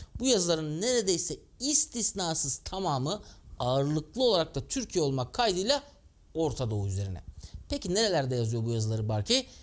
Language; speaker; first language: Turkish; native; Turkish